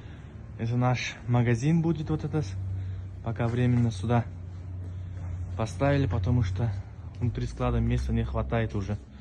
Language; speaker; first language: Russian; non-native, local second language; Kazakh